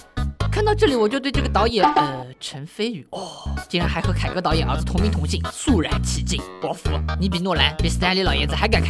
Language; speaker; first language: Chinese; native; Chinese